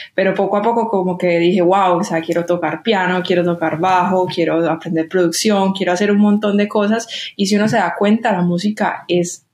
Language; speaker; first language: Spanish; native; Spanish